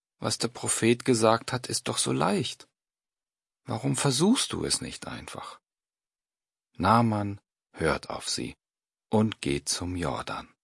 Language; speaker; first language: German; native; German